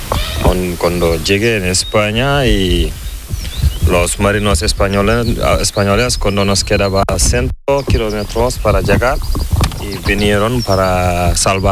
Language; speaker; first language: Spanish; non-native, learner; Fula